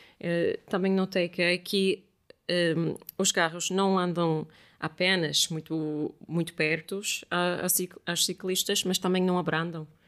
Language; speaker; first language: Portuguese; non-native, fluent; English